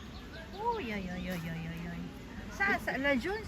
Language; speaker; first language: French; non-native, learner; Cebuano